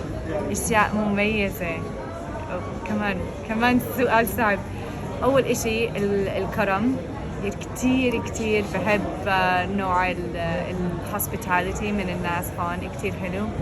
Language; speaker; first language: Arabic; non-native, fluent; English